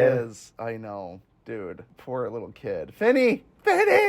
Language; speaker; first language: English; native; English